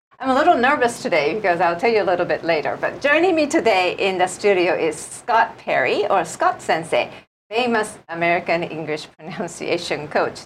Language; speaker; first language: English; non-native, fluent; Japanese